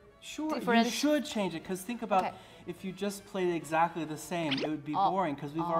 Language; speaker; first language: English; native; English